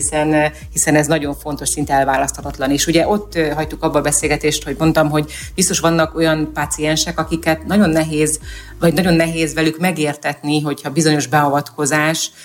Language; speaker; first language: Hungarian; native; Hungarian